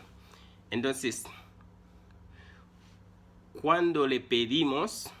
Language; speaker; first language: Spanish; non-native, fluent; Haitian Creole